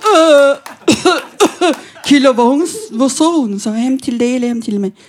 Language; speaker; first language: Swedish; non-native, fluent; Persian